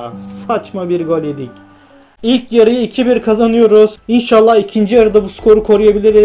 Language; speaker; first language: Turkish; native; Turkish